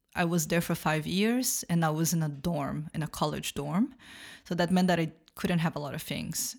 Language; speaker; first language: English; non-native, fluent; Portuguese